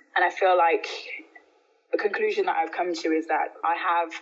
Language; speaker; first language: English; native; English